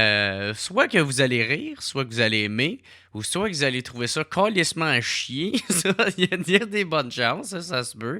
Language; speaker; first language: French; native; French